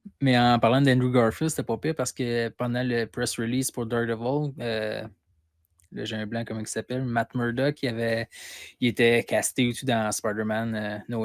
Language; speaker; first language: French; native; French